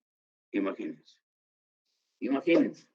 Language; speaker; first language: Spanish; native; Spanish